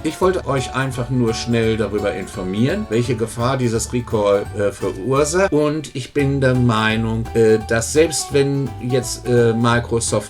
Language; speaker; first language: German; native; German